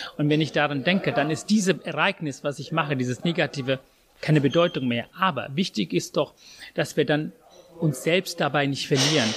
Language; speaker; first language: German; non-native, fluent; Tamil